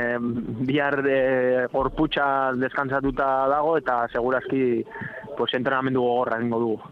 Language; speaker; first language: Basque; non-native, local second language; Spanish